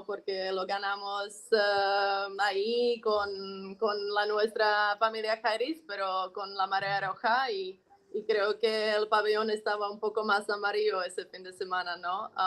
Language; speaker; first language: Spanish; non-native, fluent; Czech